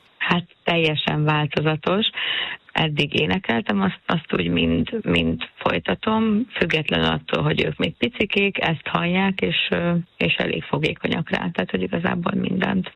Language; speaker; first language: Hungarian; native; Hungarian